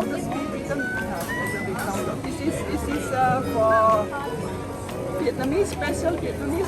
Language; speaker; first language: English; non-native, fluent; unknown